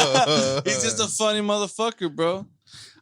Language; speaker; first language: English; native; English